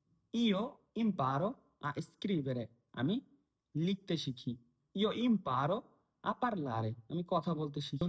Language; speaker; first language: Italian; non-native, fluent; Bangla